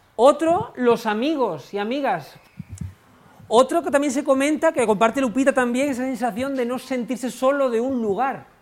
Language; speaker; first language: Spanish; native; Spanish